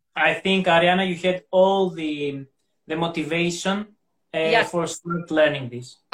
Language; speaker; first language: English; non-native, fluent; Greek